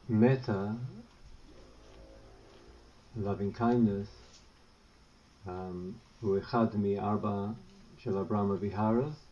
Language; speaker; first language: Hebrew; non-native, fluent; English